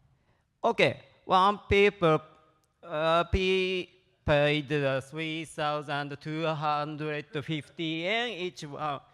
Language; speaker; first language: English; non-native, learner; Japanese